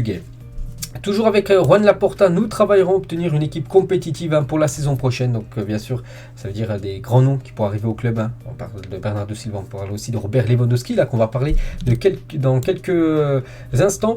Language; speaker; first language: French; native; French